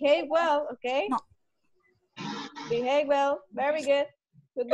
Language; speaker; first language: English; non-native, learner; Spanish